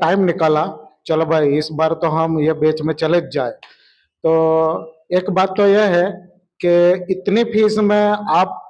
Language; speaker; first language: Hindi; non-native, local second language; Gujarati